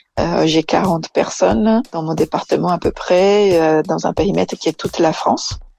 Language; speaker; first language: French; non-native, fluent; Portuguese